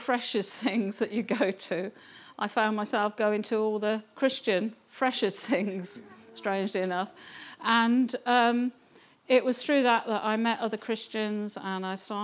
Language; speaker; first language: English; native; English